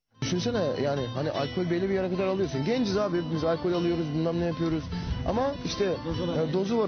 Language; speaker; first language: Turkish; native; Turkish